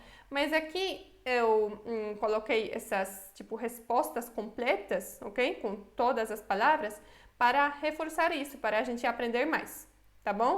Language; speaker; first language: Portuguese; non-native, fluent; Polish